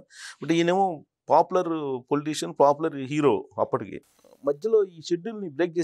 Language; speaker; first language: Telugu; native; Telugu